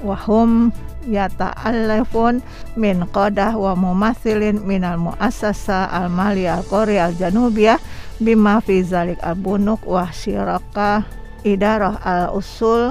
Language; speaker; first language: Arabic; non-native, fluent; Indonesian